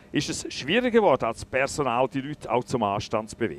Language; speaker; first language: German; native; German